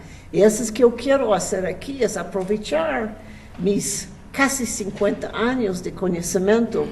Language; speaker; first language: Spanish; non-native, fluent; English